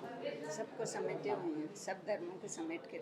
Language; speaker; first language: Hindi; native; Hindi